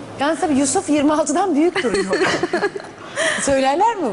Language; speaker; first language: Turkish; native; Turkish